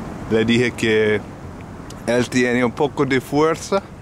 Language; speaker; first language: Spanish; non-native, learner; English